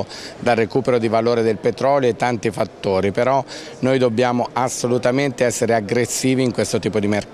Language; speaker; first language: Italian; native; Italian